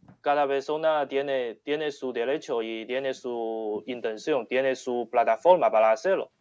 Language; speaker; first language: Spanish; non-native, learner; Chinese